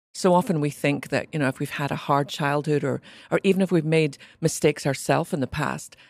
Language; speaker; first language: English; native; English